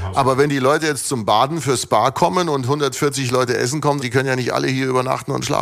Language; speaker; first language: German; native; German